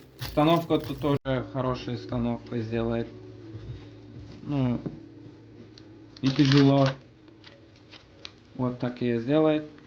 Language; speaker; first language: Russian; non-native, learner; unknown